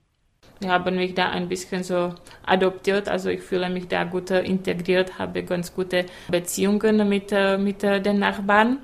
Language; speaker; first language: German; non-native, fluent; Czech